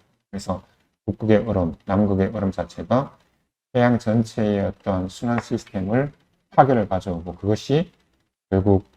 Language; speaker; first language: Korean; native; Korean